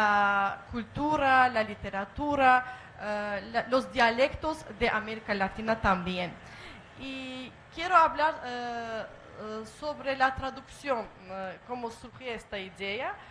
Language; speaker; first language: Spanish; non-native, fluent; Azerbaijani